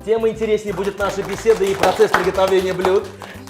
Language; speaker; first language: Russian; native; Russian